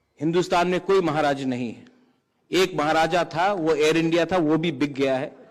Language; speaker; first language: Hindi; non-native, local second language; Kok Borok